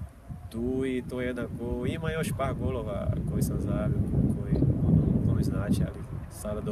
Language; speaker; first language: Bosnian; non-native, fluent; Portuguese